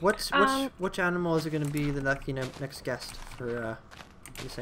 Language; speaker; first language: English; native; English